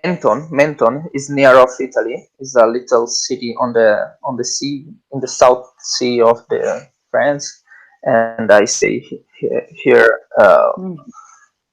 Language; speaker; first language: English; non-native, learner; Italian